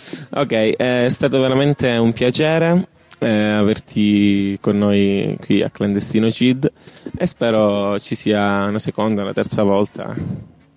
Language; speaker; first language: Italian; native; Italian